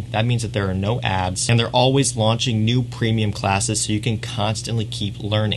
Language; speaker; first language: English; native; English